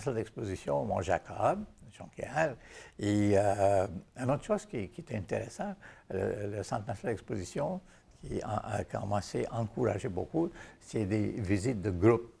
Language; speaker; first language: French; non-native, fluent; Bangla